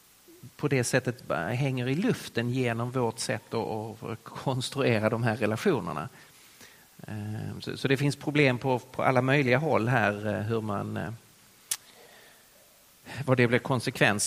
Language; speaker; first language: Swedish; native; Swedish